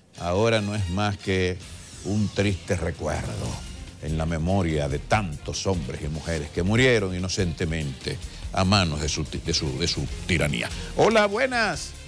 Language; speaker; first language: Spanish; native; Spanish